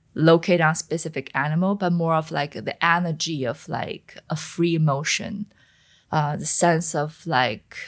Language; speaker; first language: English; non-native, fluent; Chinese